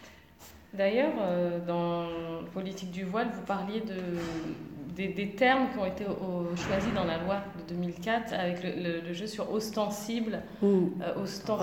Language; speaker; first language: French; native; French